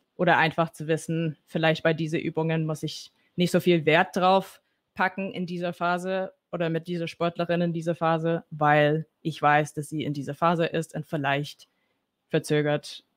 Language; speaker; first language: German; non-native, fluent; English